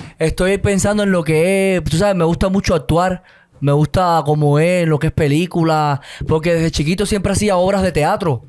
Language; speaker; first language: Spanish; native; Spanish